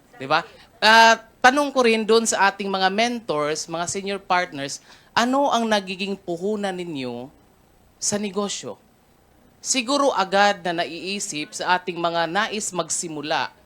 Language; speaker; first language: Filipino; non-native, local second language; Cebuano